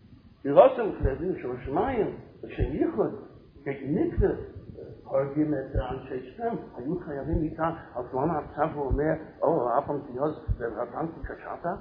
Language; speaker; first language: Hebrew; non-native, fluent; English